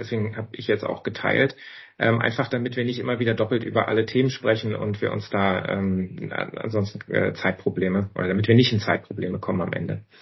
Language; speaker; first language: German; native; German